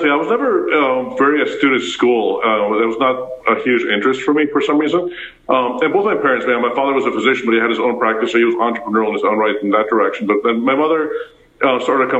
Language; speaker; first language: English; early bilingual, other home language; Afrikaans